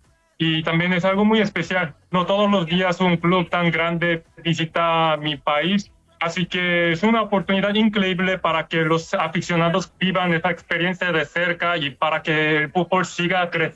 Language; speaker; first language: Spanish; non-native, learner; Korean